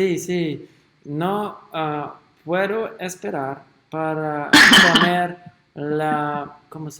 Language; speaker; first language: Spanish; non-native, learner; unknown